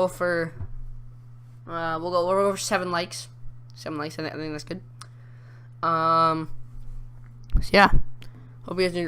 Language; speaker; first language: English; native; English